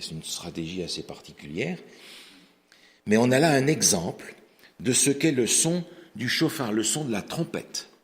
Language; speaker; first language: French; native; French